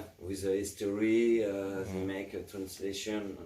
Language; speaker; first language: English; non-native, learner; French